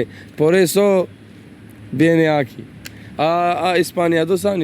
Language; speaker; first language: Spanish; non-native, learner; Arabic